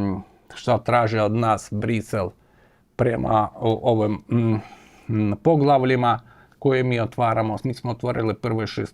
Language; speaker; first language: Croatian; non-native, fluent; Ukrainian